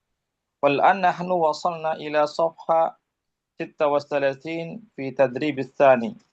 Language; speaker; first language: Arabic; non-native, fluent; Indonesian